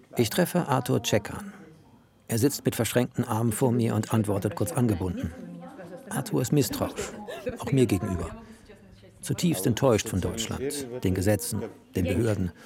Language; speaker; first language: German; native; German